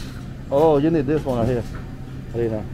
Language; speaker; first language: English; non-native, learner; Vietnamese